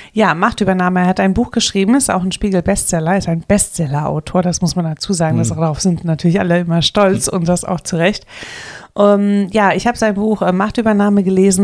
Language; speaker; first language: German; native; German